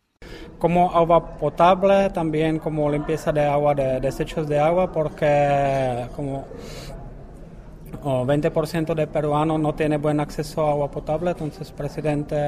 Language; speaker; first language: Spanish; non-native, fluent; Czech